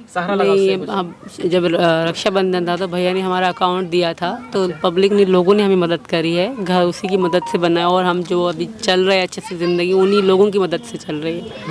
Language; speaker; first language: Urdu; non-native, local second language; Sindhi